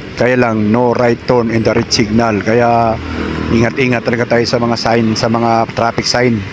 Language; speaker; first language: Filipino; native; Filipino